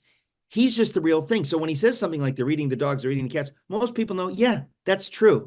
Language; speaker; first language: English; native; English